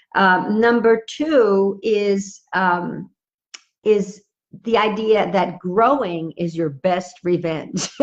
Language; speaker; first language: English; native; English